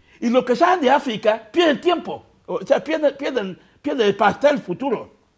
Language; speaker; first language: Spanish; non-native, local second language; Fang